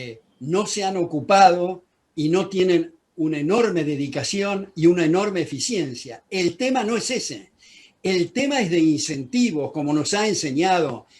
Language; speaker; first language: Spanish; native; Spanish